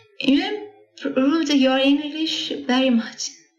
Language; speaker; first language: English; non-native, learner; Italian